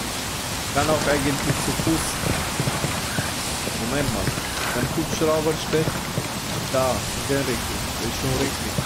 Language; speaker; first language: German; non-native, fluent; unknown